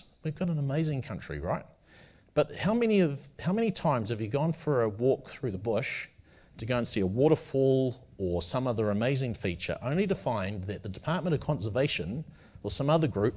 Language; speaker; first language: English; native; English